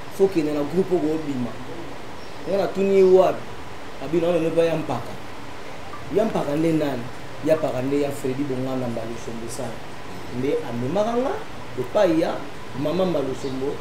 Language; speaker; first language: Lingala; native; Lingala